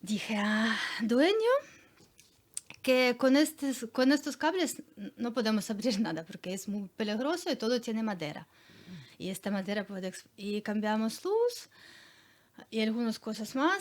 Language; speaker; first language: Spanish; non-native, learner; Ukrainian